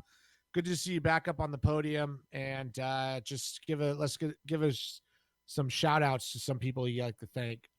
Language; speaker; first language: English; native; English